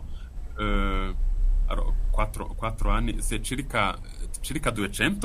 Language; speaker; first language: Italian; non-native, fluent; Kinyarwanda